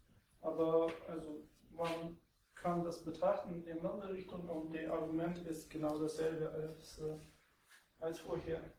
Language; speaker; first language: German; non-native, fluent; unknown